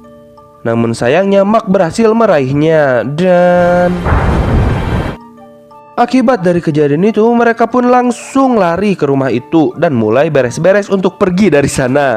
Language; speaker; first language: Indonesian; native; Indonesian